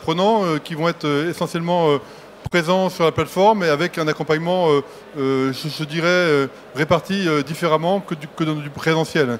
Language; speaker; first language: French; native; French